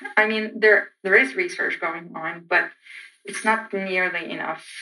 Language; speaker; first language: English; non-native, fluent; Arabic